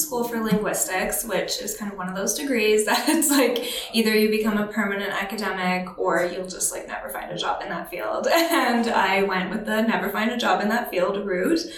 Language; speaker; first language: English; native; English